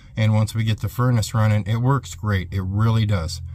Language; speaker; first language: English; native; English